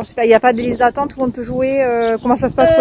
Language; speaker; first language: French; native; French